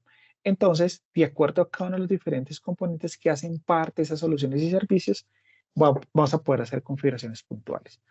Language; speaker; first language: Spanish; native; Spanish